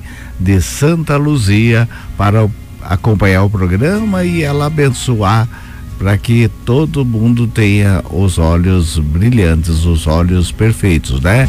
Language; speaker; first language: Portuguese; native; Portuguese